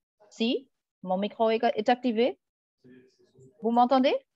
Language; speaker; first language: French; non-native, fluent; German